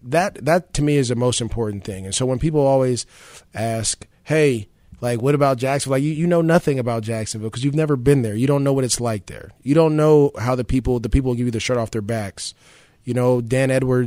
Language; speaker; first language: English; native; English